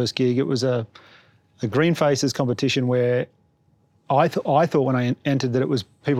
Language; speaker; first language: English; native; English